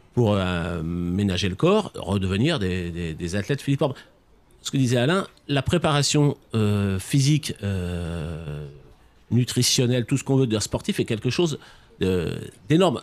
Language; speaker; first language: French; native; French